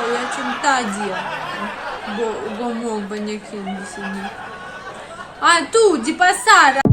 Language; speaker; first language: Indonesian; non-native, learner; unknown